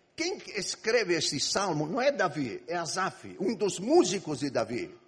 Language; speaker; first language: Portuguese; non-native, fluent; Arabic